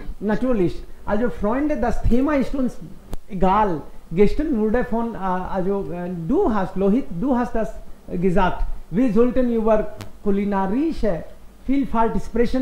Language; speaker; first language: German; non-native, fluent; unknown